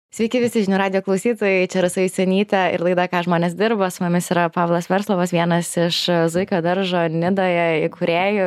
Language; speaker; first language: Lithuanian; native; Lithuanian